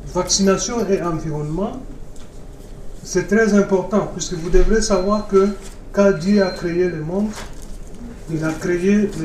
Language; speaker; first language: French; non-native, local second language; Swahili